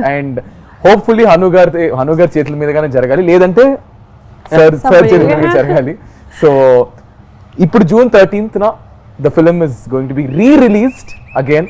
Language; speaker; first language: Telugu; native; Telugu